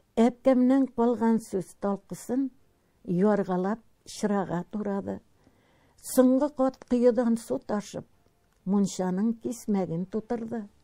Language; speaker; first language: Tatar; native; Tatar